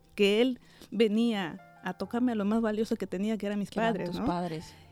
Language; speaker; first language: Spanish; native; Spanish